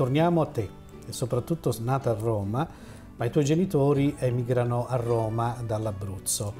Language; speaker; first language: Italian; native; Italian